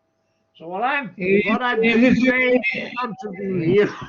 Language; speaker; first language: English; native; English